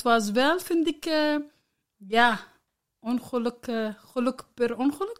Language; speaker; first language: Dutch; non-native, learner; Arabic